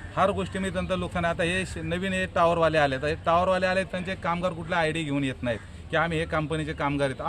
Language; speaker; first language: Marathi; native; Marathi